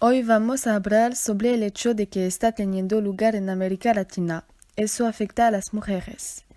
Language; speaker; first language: Spanish; non-native, learner; French